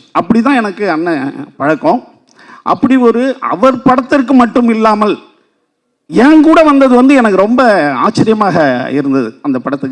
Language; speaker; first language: Tamil; native; Tamil